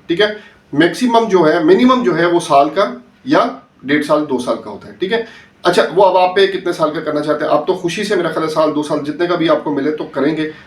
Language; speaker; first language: Urdu; native; Urdu